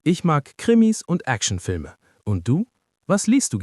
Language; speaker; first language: German; non-native, fluent; English